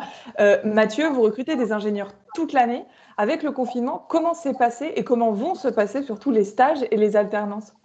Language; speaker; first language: French; native; French